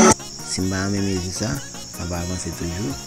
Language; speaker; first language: French; non-native, learner; Haitian Creole